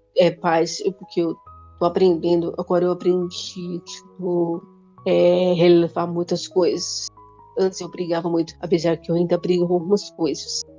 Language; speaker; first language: Portuguese; non-native, local second language; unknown